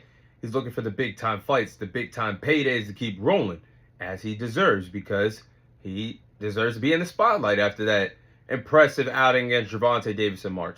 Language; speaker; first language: English; native; English